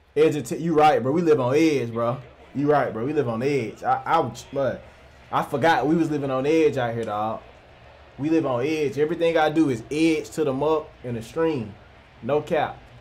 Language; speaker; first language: English; native; English